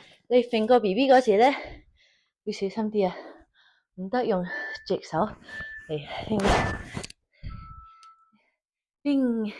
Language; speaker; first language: Cantonese; early bilingual, heritage; Cantonese